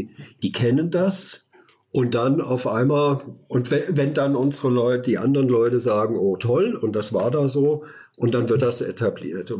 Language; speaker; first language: German; native; German